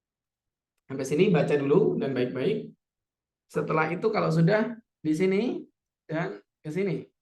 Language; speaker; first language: Indonesian; native; Indonesian